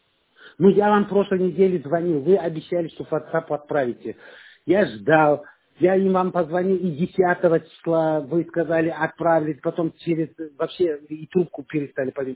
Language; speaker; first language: Russian; non-native, fluent; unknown